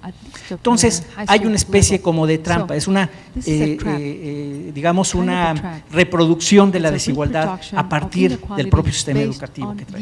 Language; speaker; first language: Spanish; native; Spanish